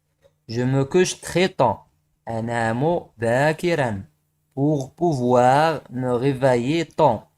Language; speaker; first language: French; non-native, local second language; Arabic